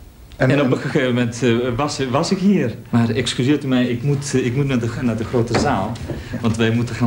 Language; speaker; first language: Dutch; early bilingual, other home language; Greek